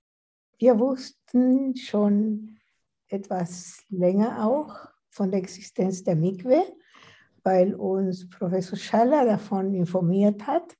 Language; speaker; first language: German; non-native, fluent; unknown